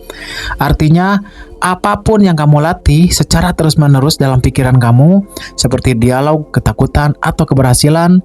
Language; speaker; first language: Indonesian; native; Indonesian